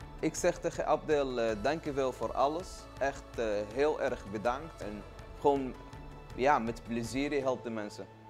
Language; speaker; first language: Dutch; non-native, learner; Arabic